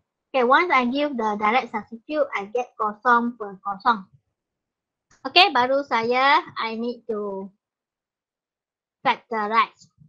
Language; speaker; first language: English; non-native, local second language; Malay